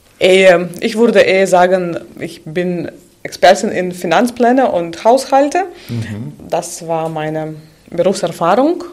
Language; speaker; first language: German; non-native, fluent; Russian